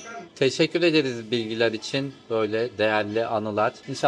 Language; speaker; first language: Turkish; native; Turkish